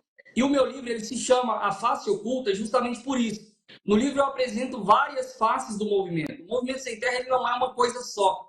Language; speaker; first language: Portuguese; native; Portuguese